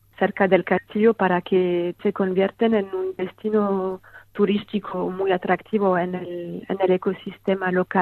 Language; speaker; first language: Spanish; non-native, fluent; French